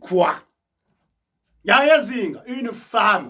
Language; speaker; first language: French; non-native, local second language; Kongo